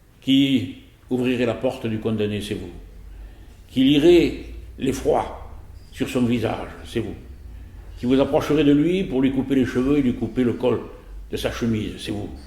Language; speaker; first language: French; native; French